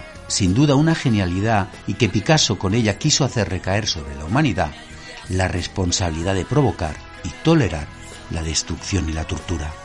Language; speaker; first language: Spanish; native; Spanish